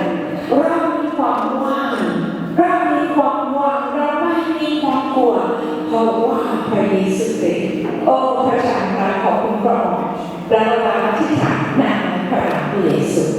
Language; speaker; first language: Thai; non-native, local second language; Akha